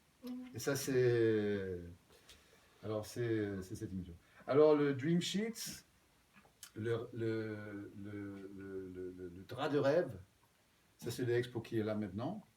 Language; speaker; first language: French; non-native, fluent; Danish